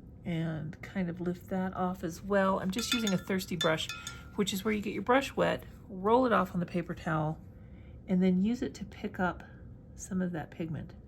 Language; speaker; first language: English; native; English